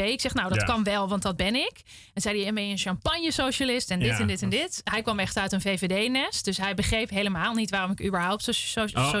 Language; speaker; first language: Dutch; native; Dutch